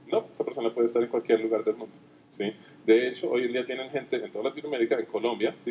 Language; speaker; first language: Spanish; native; Spanish